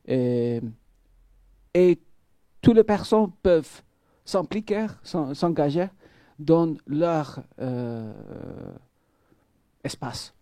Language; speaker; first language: French; non-native, fluent; Maltese